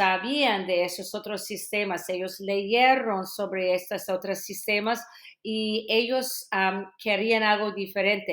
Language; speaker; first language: Spanish; non-native, fluent; English